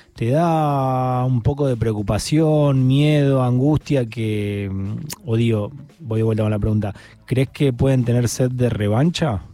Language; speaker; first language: Spanish; native; Spanish